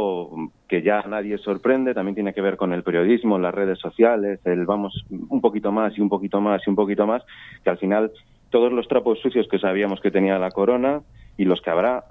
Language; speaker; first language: Spanish; native; Spanish